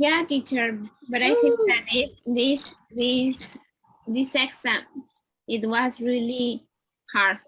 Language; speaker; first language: English; non-native, learner; Spanish